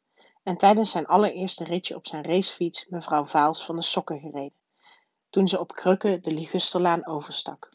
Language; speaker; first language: Dutch; native; Dutch